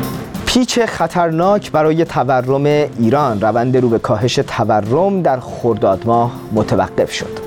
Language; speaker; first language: Persian; native; Persian